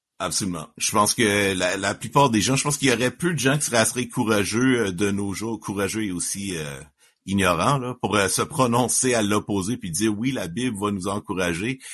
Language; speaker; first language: French; native; French